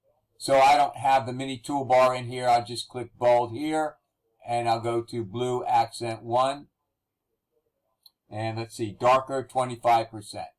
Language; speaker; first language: English; native; English